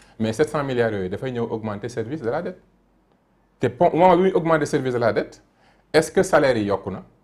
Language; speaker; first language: French; non-native, local second language; Wolof